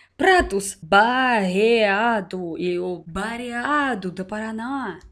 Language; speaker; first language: Portuguese; non-native, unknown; Russian